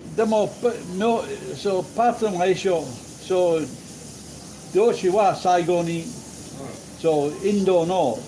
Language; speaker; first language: Japanese; non-native, learner; English